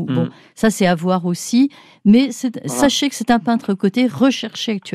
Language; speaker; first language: French; native; French